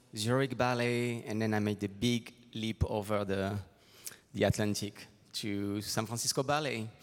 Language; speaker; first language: English; non-native, fluent; French